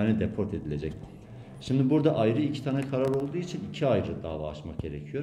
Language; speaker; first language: Turkish; native; Turkish